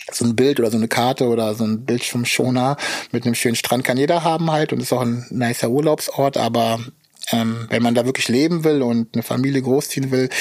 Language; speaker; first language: German; early bilingual, other home language; Russian